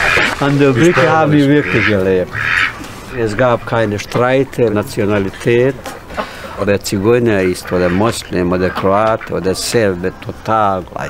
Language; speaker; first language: German; non-native, fluent; Bosnian